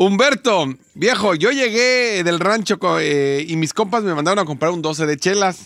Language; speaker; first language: Spanish; native; Spanish